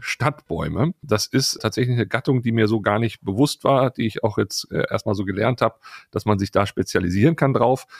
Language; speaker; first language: German; native; German